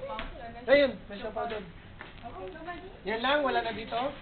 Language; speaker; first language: Filipino; native; Filipino